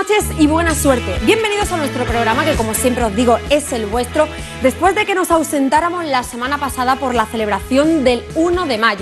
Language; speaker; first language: Spanish; native; Spanish